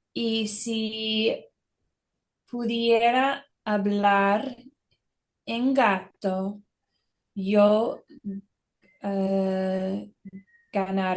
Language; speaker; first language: Spanish; non-native, learner; English